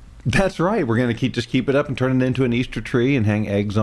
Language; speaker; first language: English; native; English